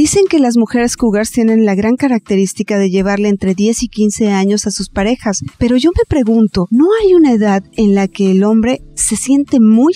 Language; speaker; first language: Spanish; native; Spanish